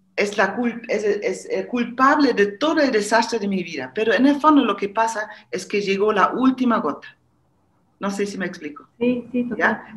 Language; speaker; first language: Spanish; non-native, fluent; German